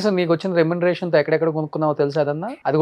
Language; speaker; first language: Telugu; native; Telugu